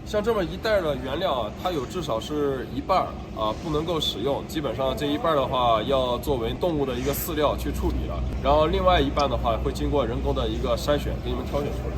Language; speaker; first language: Chinese; native; Chinese